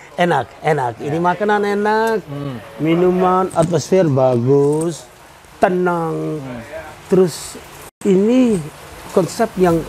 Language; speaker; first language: Indonesian; non-native, learner; Dutch